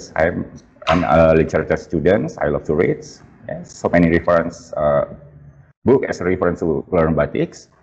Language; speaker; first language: English; non-native, fluent; Indonesian